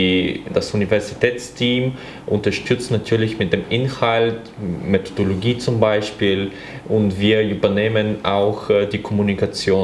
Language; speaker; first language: German; non-native, fluent; Bulgarian